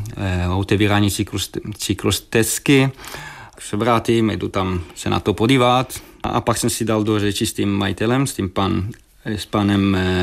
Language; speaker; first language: Czech; non-native, fluent; Italian